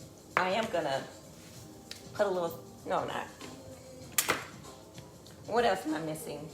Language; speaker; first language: English; native; English